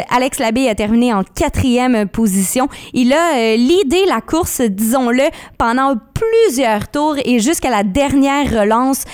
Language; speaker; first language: French; native; French